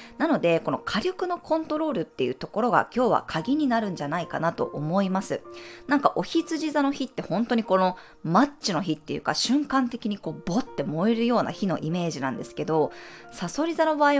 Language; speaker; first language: Japanese; native; Japanese